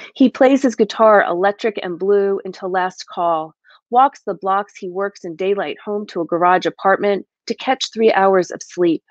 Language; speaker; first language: English; native; English